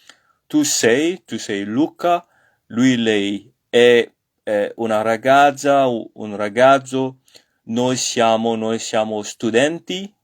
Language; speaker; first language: Italian; non-native, learner; French